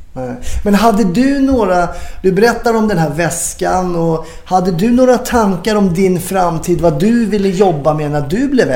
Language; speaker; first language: Swedish; native; Swedish